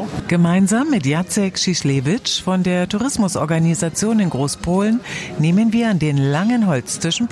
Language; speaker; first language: German; native; German